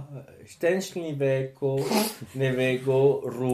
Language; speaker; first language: Polish; non-native, learner; French